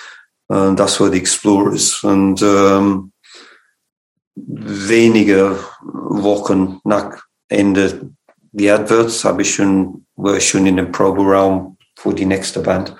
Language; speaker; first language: German; non-native, fluent; English